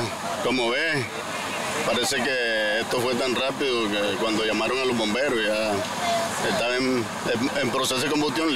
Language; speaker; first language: Spanish; native; Spanish